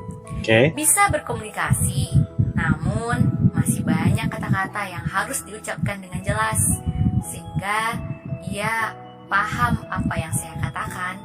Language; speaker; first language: Indonesian; native; Indonesian